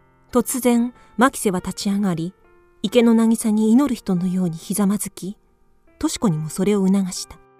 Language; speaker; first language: Japanese; native; Japanese